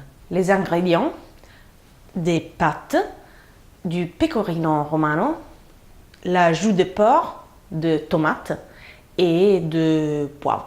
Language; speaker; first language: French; non-native, fluent; Italian